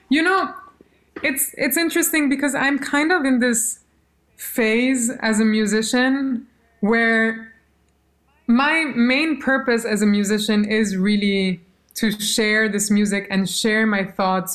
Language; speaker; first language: English; non-native, fluent; Albanian